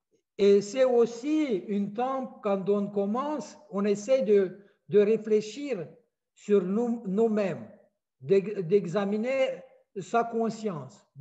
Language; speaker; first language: French; non-native, fluent; Romanian